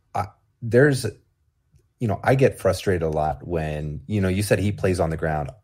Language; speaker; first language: English; native; English